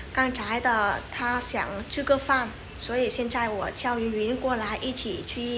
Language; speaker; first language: Chinese; non-native, fluent; Vietnamese